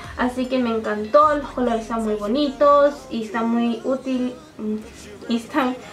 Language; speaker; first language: Spanish; early bilingual, heritage; Japanese